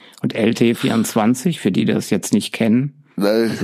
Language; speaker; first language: German; native; German